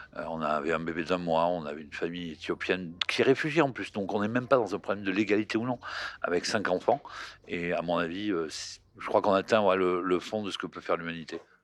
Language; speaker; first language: French; native; French